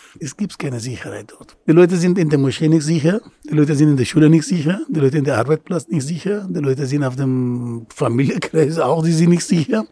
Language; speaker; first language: German; non-native, learner; Persian